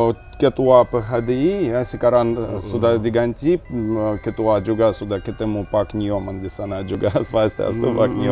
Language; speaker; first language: Indonesian; non-native, learner; Russian